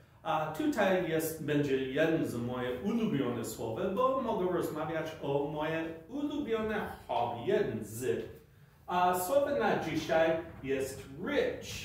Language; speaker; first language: Polish; non-native, learner; English